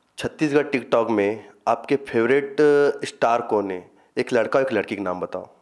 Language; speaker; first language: Hindi; native; Hindi